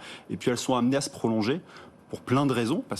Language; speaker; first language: French; native; French